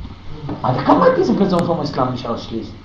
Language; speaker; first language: German; non-native, fluent; Arabic